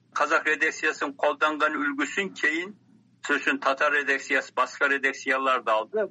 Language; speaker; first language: Kazakh; early bilingual, heritage; Kazakh